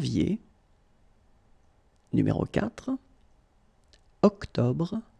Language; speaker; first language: French; native; French